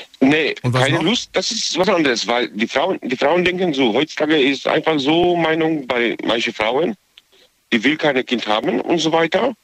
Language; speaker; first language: German; non-native, learner; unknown